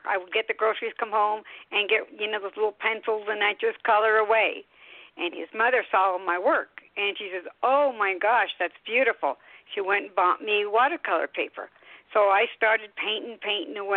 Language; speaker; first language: English; early bilingual, other home language; Spanish